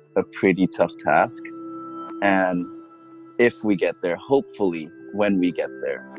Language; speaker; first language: English; non-native, fluent; Indonesian